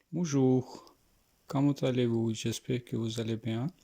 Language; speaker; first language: French; non-native, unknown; Hindi